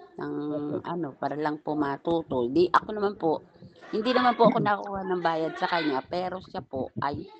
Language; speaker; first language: Filipino; native; Filipino